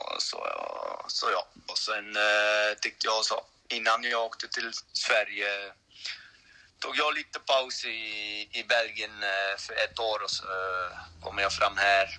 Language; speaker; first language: Swedish; non-native, learner; French